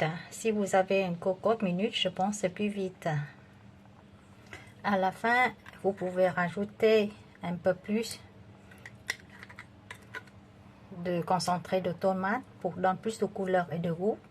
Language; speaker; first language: French; non-native, fluent; Vietnamese